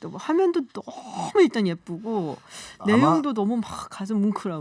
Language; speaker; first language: Korean; native; Korean